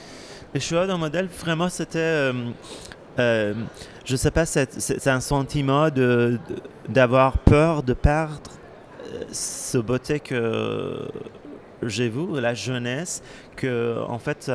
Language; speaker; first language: French; non-native, fluent; Persian